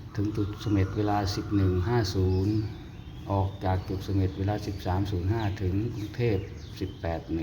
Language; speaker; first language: Thai; native; Thai